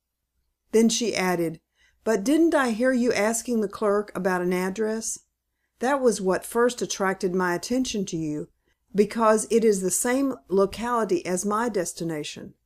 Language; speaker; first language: English; native; English